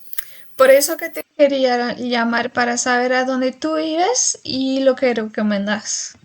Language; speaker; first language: Spanish; non-native, learner; French